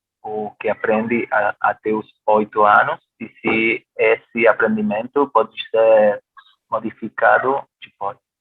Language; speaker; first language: Portuguese; non-native, fluent; Spanish